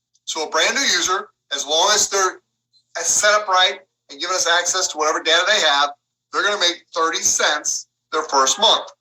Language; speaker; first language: English; native; English